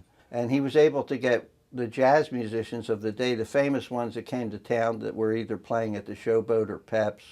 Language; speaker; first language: English; native; English